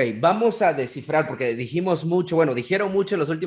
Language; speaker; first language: Spanish; native; Spanish